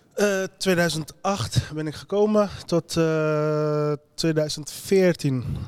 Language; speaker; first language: Dutch; native; Dutch